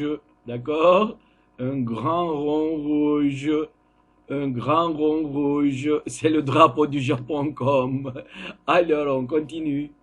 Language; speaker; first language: French; non-native, learner; Turkish